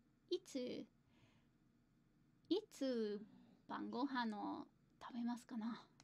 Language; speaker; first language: Japanese; non-native, learner; English